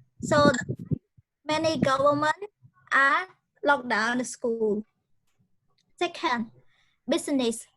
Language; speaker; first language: English; non-native, learner; Khmer